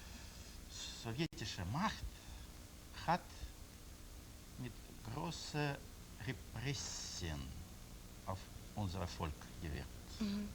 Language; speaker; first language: German; non-native, learner; Russian